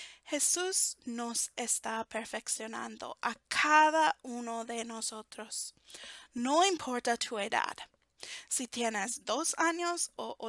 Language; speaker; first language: Spanish; non-native, fluent; English